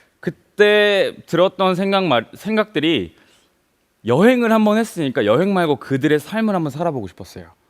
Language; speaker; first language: Korean; native; Korean